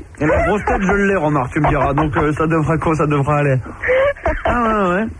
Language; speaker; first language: French; native; French